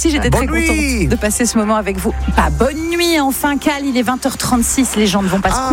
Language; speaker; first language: French; native; French